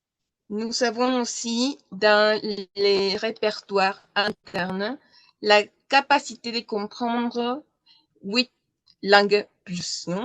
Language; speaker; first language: French; non-native, learner; Spanish